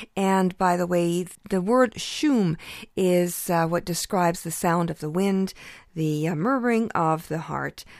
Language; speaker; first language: English; early bilingual, other home language; Ukrainian